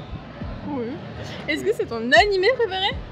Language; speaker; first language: French; native; French